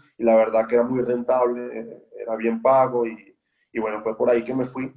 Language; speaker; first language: Spanish; native; Spanish